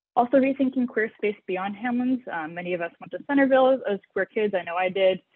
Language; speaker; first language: English; native; English